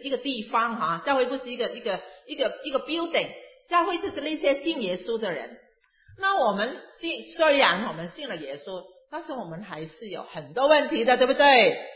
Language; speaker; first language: Chinese; non-native, local second language; Cantonese